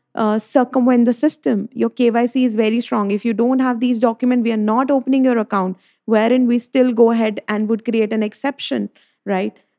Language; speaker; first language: English; non-native, local second language; Hindi